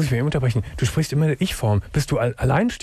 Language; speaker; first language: German; native; German